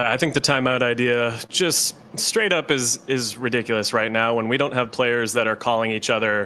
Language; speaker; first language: English; native; English